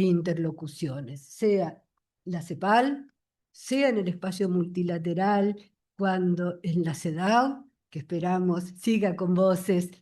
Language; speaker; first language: Spanish; native; Spanish